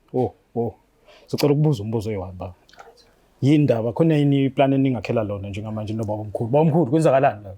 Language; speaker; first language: Zulu; native; Zulu